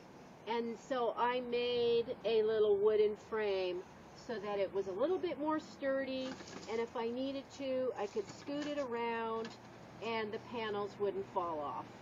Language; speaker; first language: English; native; English